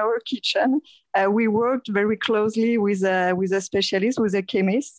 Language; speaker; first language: English; non-native, learner; French